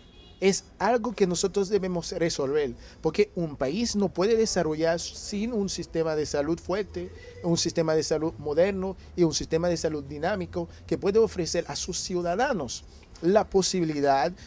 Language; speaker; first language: Spanish; non-native, fluent; Haitian Creole